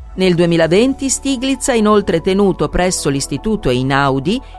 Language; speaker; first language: Italian; native; Italian